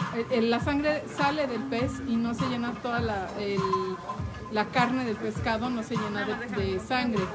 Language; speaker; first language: Spanish; native; Spanish